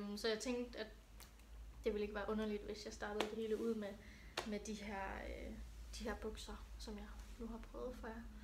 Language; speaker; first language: Danish; early bilingual, other home language; Thai